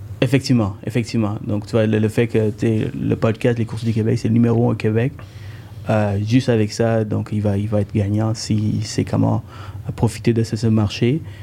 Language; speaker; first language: French; early bilingual, other home language; Tamil